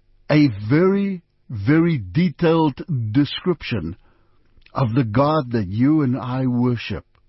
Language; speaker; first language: English; non-native, local second language; Afrikaans